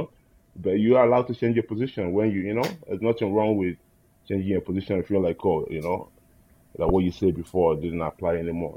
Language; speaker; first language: English; non-native, local second language; Igbo